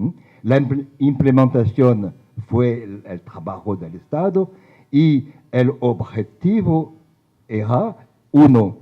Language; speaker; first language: Spanish; non-native, fluent; French